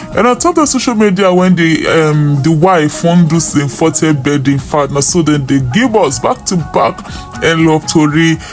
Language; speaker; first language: Nigerian Pidgin; non-native, local second language; Yoruba